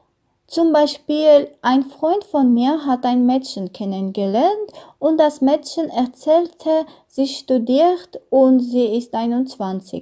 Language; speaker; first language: German; non-native, learner; Armenian